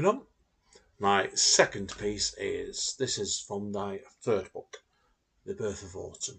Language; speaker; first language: English; native; English